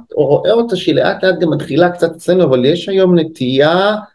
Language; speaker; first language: Hebrew; native; Hebrew